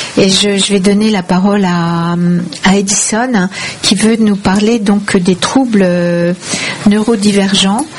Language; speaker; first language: French; native; French